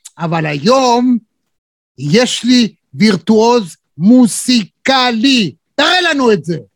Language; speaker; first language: Hebrew; native; Hebrew